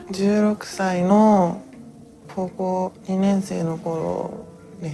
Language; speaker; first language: Japanese; native; Japanese